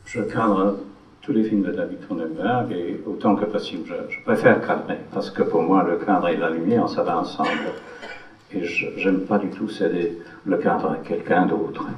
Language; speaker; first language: French; non-native, fluent; English